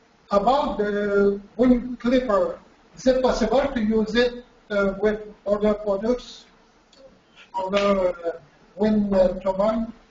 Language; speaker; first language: English; non-native, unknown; French